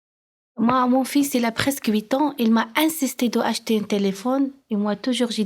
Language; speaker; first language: French; non-native, learner; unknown